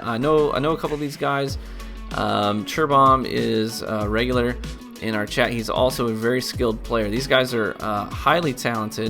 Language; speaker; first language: English; native; English